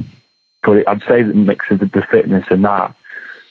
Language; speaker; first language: English; native; English